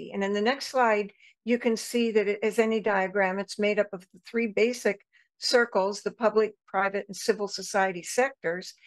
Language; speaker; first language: English; native; English